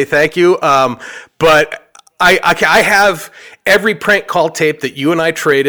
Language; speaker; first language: English; native; English